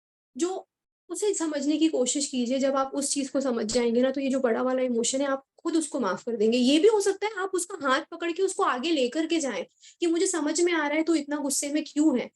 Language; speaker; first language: Hindi; native; Hindi